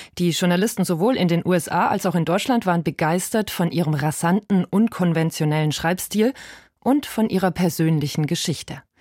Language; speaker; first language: German; native; German